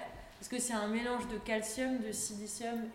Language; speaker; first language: French; native; French